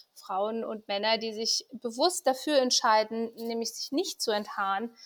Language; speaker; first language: German; early bilingual, other home language; Persian